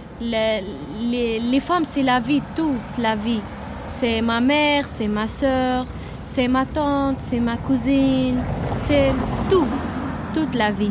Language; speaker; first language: French; non-native, learner; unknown